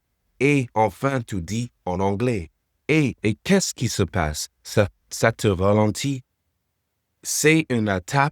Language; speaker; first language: French; non-native, fluent; English